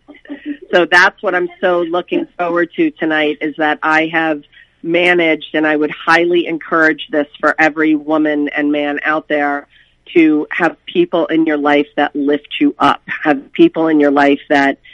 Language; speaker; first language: English; native; English